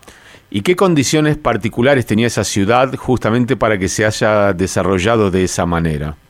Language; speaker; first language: Spanish; native; Spanish